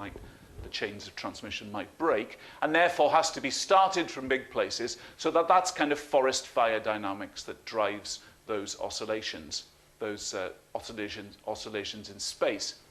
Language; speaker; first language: English; native; English